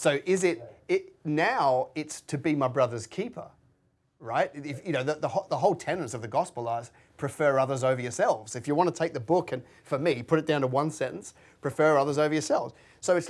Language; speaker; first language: English; native; English